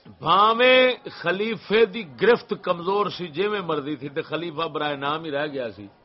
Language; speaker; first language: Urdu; non-native, local second language; Punjabi